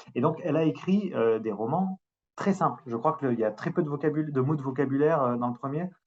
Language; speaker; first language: French; native; French